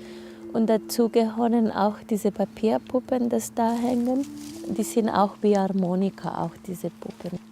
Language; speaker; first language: German; non-native, learner; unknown